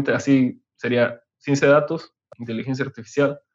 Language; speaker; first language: Spanish; native; Spanish